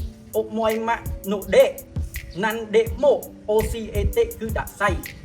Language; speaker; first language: Japanese; non-native, learner; Khmer